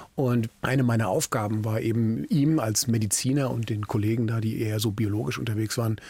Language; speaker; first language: German; native; German